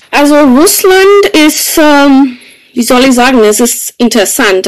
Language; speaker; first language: German; non-native, fluent; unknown